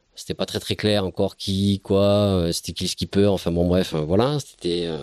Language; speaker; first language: French; native; French